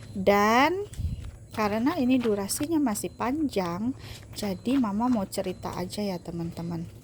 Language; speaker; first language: Indonesian; non-native, local second language; Hakka Chinese